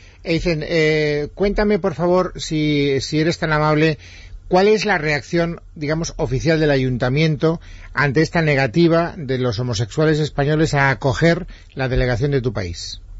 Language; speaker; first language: Spanish; native; Spanish